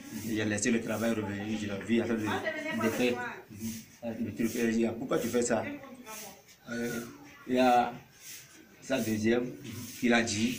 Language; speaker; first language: French; non-native, local second language; Ewe